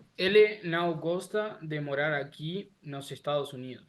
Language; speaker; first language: Portuguese; non-native, learner; Spanish